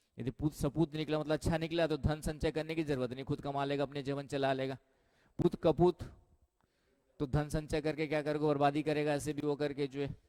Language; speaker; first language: Hindi; native; Hindi